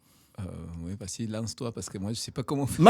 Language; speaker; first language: French; non-native, fluent; Spanish